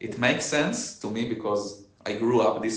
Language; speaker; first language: English; non-native, learner; Hebrew